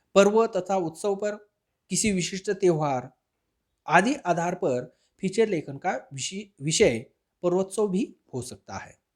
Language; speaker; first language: Hindi; non-native, local second language; Marathi